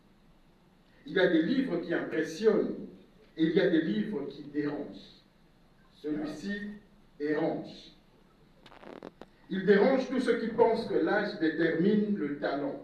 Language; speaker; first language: French; non-native, local second language; Lingala